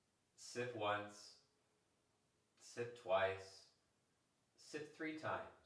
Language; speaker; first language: English; native; English